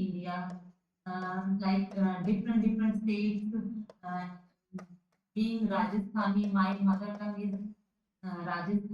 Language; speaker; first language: English; non-native, learner; Rajasthani